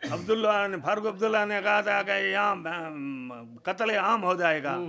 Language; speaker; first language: Hindi; native; Hindi